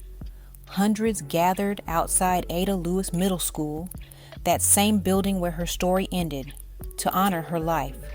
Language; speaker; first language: English; native; English